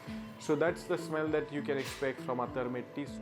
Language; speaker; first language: English; non-native, local second language; Hindi